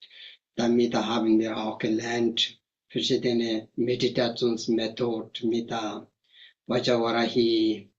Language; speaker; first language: German; non-native, fluent; Tibetan